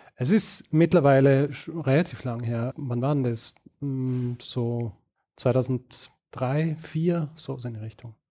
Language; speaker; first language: German; native; German